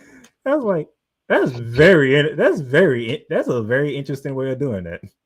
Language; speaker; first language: English; native; English